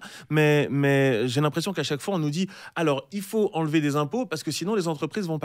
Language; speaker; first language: French; native; French